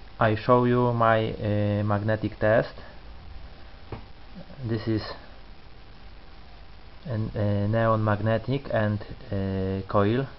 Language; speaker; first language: English; non-native, learner; Polish